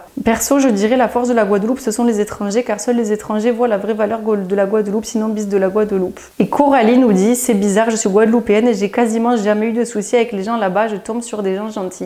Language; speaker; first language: French; native; French